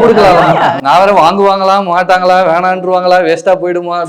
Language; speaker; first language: Tamil; native; Tamil